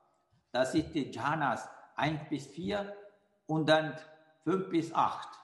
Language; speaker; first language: German; non-native, fluent; Sinhala